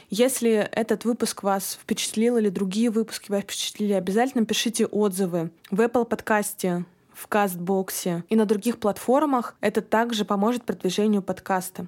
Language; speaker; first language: Russian; native; Russian